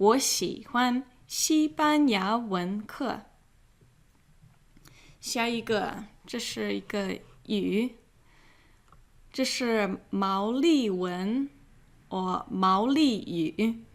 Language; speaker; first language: Chinese; non-native, fluent; English